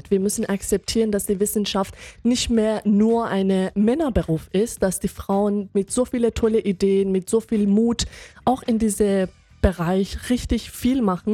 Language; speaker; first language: German; non-native, fluent; Persian